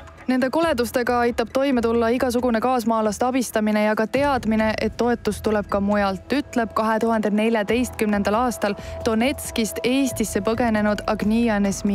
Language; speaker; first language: Estonian; native; Estonian